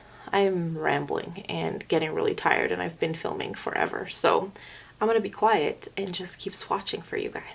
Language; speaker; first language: English; native; English